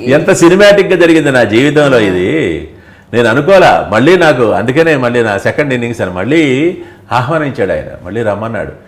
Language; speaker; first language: Telugu; native; Telugu